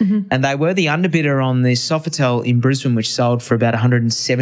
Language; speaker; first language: English; native; English